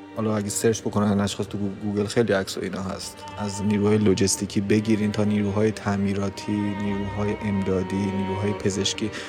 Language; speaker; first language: Persian; non-native, local second language; Armenian